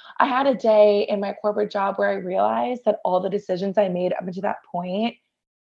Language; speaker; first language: English; native; English